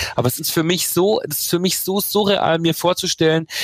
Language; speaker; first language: German; native; German